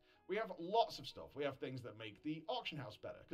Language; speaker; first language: English; native; English